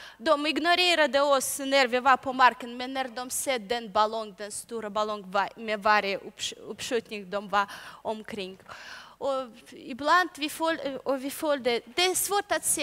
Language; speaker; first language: Swedish; non-native, learner; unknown